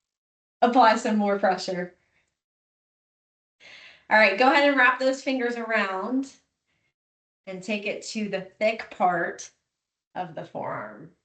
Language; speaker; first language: English; native; English